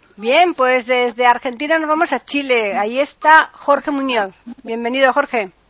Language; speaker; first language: Spanish; native; Spanish